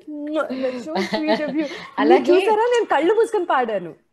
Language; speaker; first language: Telugu; native; Telugu